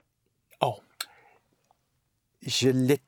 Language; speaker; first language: French; non-native, learner; English